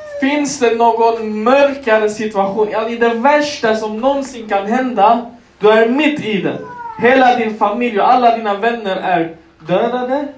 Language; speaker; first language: Swedish; non-native, local second language; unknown